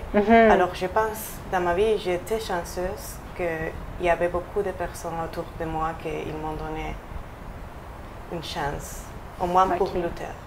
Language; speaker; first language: French; non-native, fluent; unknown